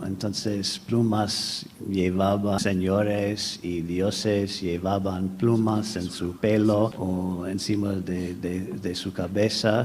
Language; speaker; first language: Spanish; non-native, fluent; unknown